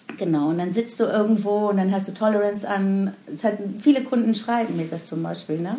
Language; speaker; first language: German; non-native, fluent; Persian